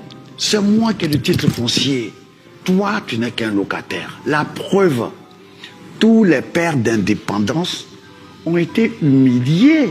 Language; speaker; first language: French; non-native, local second language; Dyula